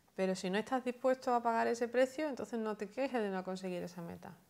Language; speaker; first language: Spanish; native; Spanish